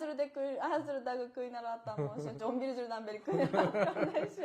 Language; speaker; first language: Kyrgyz; non-native, fluent; Japanese